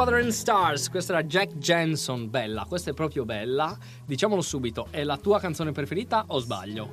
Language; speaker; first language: Italian; native; Italian